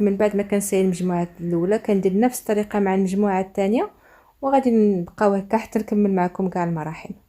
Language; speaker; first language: Arabic; native; Arabic